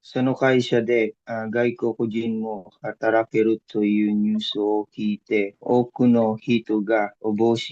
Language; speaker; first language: Japanese; non-native, learner; Filipino